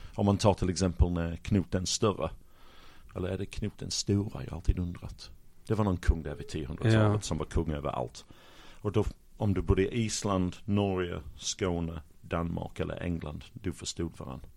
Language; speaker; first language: Swedish; non-native, fluent; English